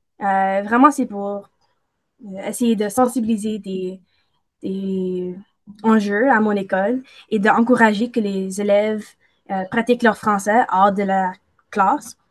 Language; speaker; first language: French; non-native, local second language; English